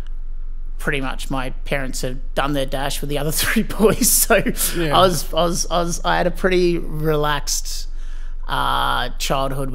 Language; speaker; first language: English; native; English